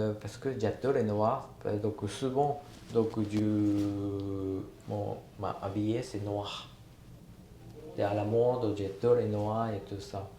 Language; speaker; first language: French; non-native, learner; Japanese